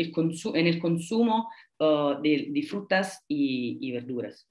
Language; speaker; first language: Spanish; non-native, fluent; Italian